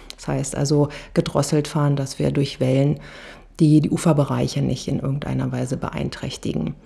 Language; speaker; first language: German; native; German